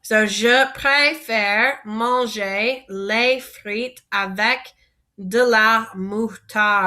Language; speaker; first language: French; non-native, fluent; English